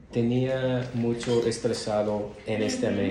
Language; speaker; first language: Spanish; non-native, learner; English